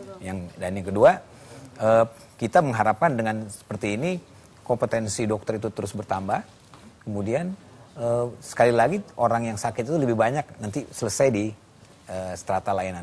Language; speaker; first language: Indonesian; native; Indonesian